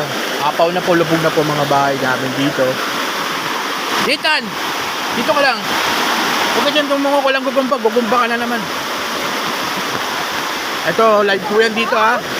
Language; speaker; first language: Filipino; native; Filipino